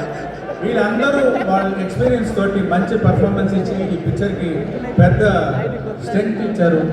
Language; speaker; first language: Telugu; non-native, local second language; Tamil